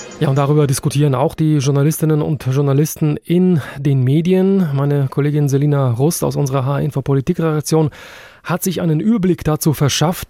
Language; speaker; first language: German; native; German